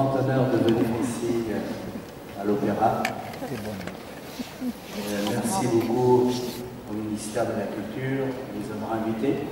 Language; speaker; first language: French; non-native, fluent; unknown